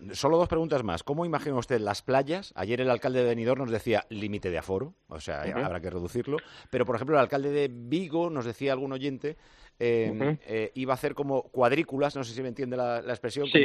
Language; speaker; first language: Spanish; native; Spanish